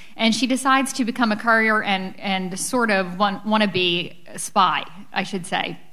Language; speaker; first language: English; native; English